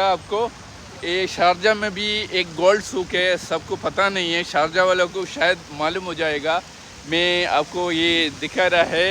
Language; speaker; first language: Hindi; non-native, local second language; Malayalam